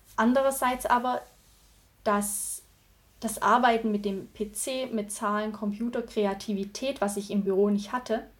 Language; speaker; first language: German; native; German